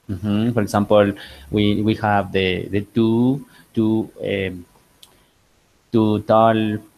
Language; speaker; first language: English; non-native, learner; Spanish